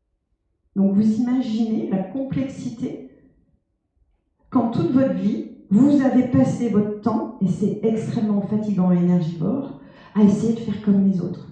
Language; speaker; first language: French; native; French